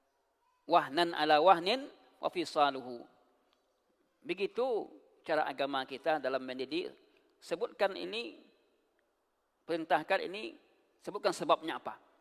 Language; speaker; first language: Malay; non-native, local second language; Minangkabau